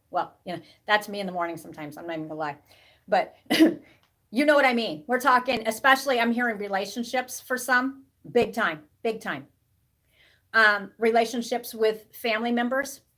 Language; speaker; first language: English; native; English